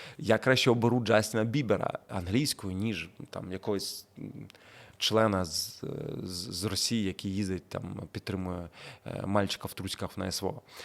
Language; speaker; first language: Ukrainian; non-native, local second language; Russian